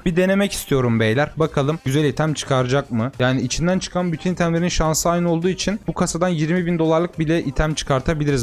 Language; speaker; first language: Turkish; native; Turkish